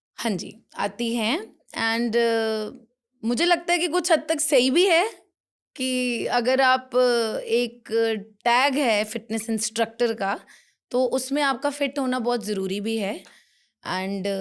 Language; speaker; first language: Hindi; non-native, local second language; Punjabi